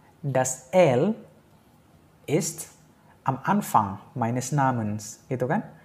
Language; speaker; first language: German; non-native, fluent; Indonesian